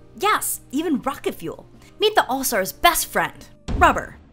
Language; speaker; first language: English; native; English